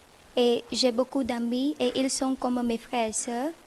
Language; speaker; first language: French; non-native, learner; Khmer